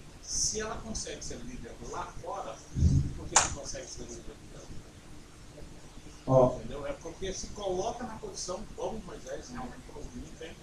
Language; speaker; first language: Portuguese; native; Portuguese